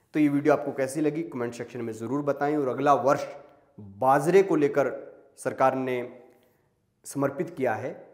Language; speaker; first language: Hindi; native; Hindi